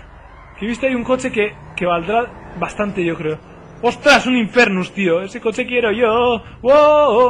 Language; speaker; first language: Spanish; native; Spanish